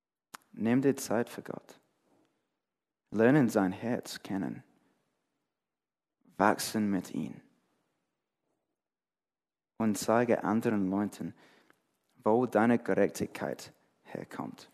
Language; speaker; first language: German; non-native, fluent; English